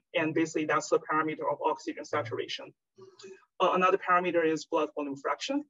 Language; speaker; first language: English; non-native, fluent; Chinese